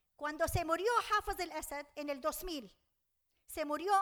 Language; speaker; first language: Spanish; non-native, fluent; Arabic